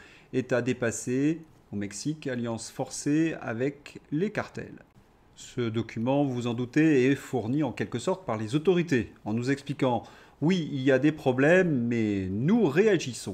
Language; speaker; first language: French; native; French